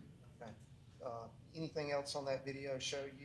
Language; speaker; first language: English; native; English